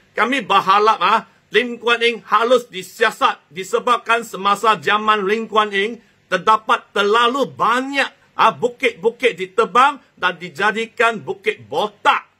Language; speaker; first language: Malay; non-native, local second language; Chinese